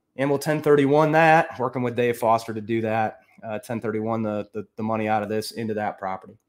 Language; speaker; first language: English; native; English